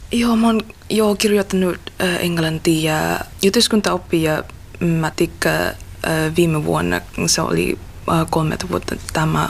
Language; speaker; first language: Finnish; non-native, learner; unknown